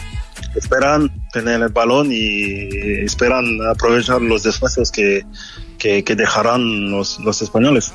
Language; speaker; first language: Spanish; non-native, learner; French